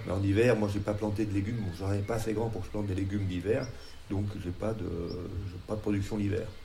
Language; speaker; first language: French; native; French